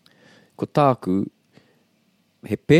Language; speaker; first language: Māori; non-native, local second language; English